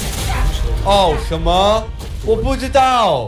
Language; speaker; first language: Chinese; non-native, learner; English